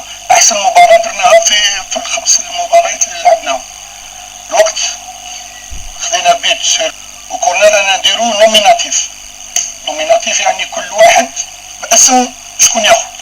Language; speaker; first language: Arabic; native; Arabic